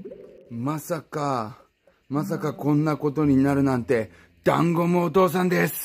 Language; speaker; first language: Japanese; native; Japanese